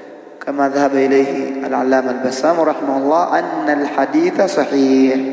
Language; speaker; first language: Arabic; non-native, fluent; Swahili